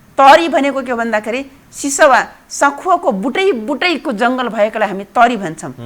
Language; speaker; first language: Nepali; non-native, local second language; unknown